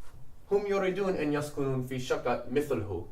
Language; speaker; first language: Arabic; non-native, learner; English